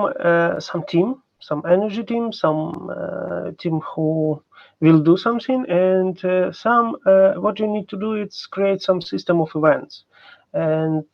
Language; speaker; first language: English; non-native, learner; Ukrainian